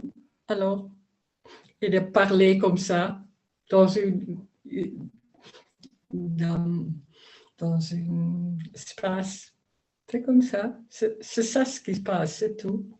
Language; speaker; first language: French; non-native, learner; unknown